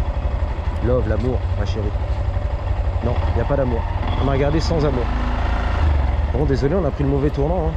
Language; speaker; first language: French; native; French